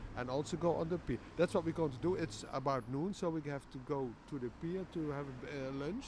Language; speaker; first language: English; non-native, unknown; Dutch